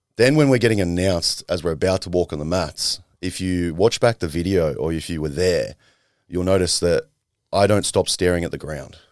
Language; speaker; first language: English; native; English